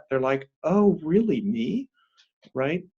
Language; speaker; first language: English; native; English